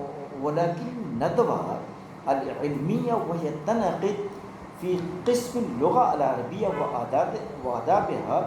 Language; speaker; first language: Arabic; non-native, fluent; Urdu